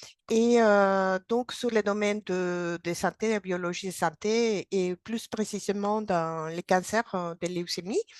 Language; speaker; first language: French; non-native, fluent; Spanish